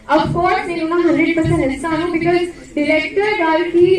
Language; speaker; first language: Telugu; non-native, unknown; Hindi